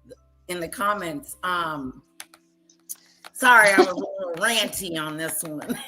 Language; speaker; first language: English; native; English